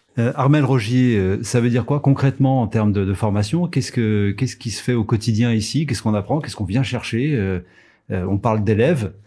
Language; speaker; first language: French; native; French